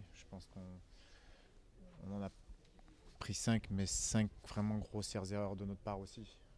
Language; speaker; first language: French; native; French